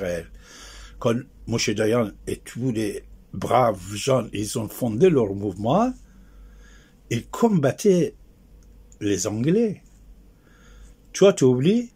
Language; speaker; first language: French; non-native, fluent; Persian